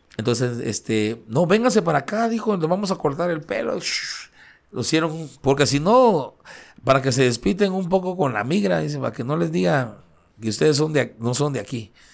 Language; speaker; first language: Spanish; native; Spanish